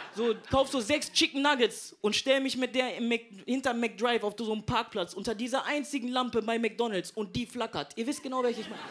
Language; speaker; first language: German; native; German